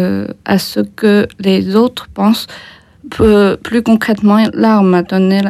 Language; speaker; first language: French; non-native, fluent; Chinese